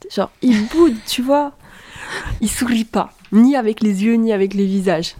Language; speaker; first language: French; native; French